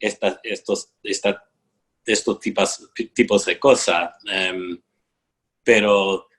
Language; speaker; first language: Spanish; non-native, fluent; English